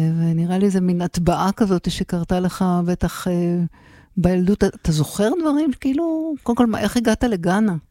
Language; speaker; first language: Hebrew; native; Hebrew